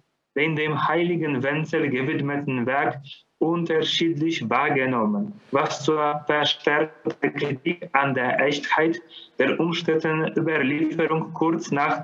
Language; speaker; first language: German; non-native, fluent; Polish